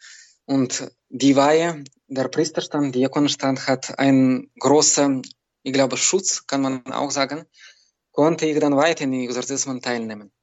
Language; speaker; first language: German; non-native, fluent; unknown